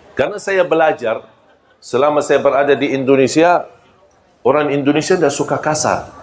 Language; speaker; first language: Malay; non-native, fluent; Arabic